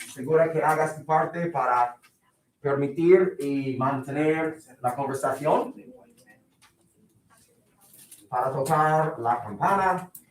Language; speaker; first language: Spanish; non-native, fluent; English